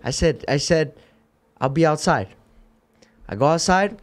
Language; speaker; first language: English; native; English